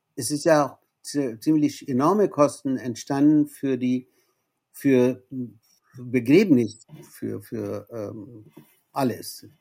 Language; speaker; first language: German; non-native, fluent; Bangla